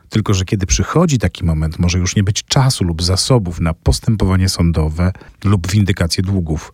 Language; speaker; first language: Polish; native; Polish